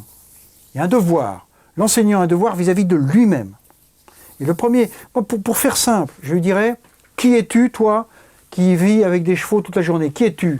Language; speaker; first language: French; native; French